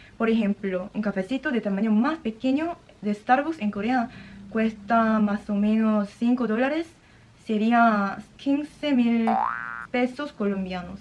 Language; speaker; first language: Spanish; non-native, fluent; Korean